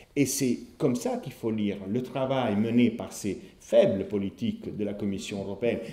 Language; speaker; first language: French; non-native, fluent; Italian